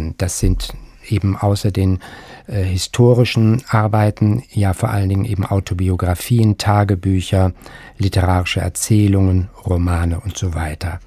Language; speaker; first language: German; native; German